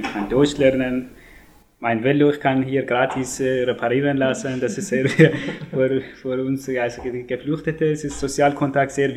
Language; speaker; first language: German; non-native, learner; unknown